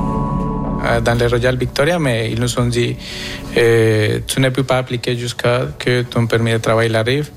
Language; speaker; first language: French; non-native, fluent; Spanish